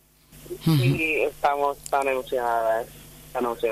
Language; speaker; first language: Spanish; non-native, fluent; English